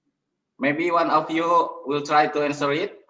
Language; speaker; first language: English; non-native, learner; Indonesian